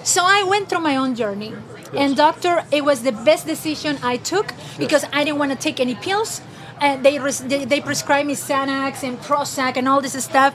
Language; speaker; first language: English; non-native, fluent; Spanish